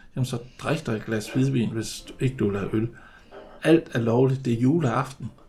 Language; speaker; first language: Danish; native; Danish